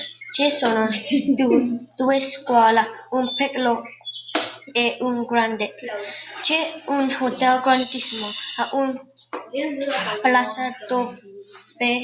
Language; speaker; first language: Italian; non-native, learner; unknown